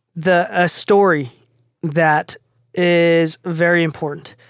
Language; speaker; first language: English; non-native, fluent; Japanese